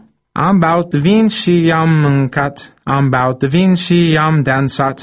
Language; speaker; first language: Romanian; non-native, fluent; English